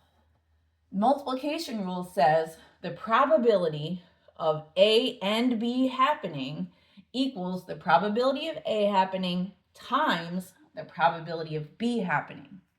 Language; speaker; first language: English; native; English